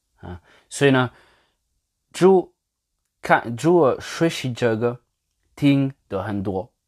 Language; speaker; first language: Chinese; non-native, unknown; French